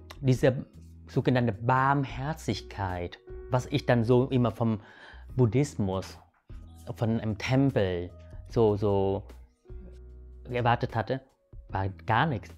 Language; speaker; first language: German; early bilingual, other home language; Vietnamese